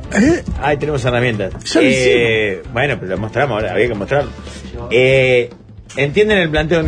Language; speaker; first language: Spanish; native; Spanish